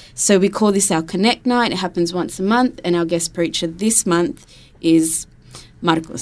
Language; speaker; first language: English; early bilingual, other home language; Spanish